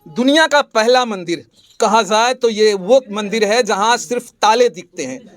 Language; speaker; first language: Hindi; native; Hindi